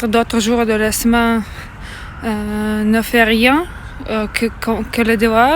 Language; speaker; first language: French; non-native, learner; Russian